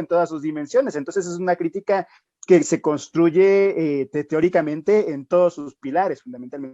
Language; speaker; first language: Spanish; native; Spanish